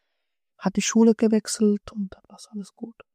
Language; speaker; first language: German; early bilingual, other home language; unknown